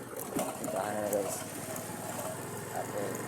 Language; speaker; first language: Filipino; non-native, local second language; Cebuano